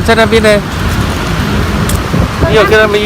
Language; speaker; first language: Chinese; native; Chinese